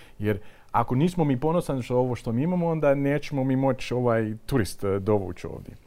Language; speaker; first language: Croatian; non-native, fluent; Dutch